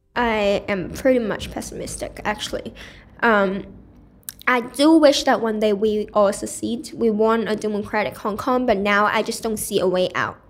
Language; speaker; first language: English; non-native, local second language; Cantonese